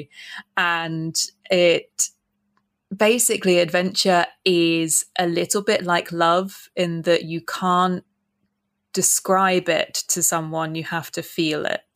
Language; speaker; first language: English; native; English